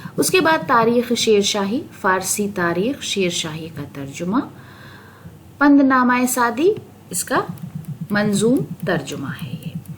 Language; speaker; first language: Urdu; native; Urdu